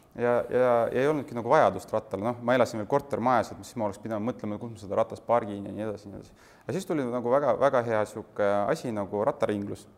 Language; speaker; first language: Estonian; non-native, local second language; Russian